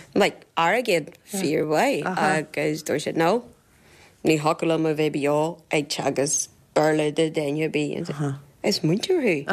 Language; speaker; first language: Irish; non-native, fluent; Portuguese